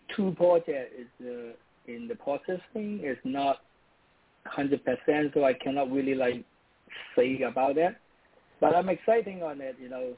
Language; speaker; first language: English; non-native, local second language; Cantonese